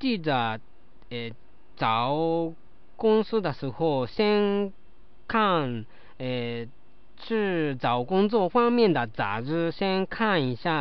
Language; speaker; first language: Chinese; non-native, learner; Japanese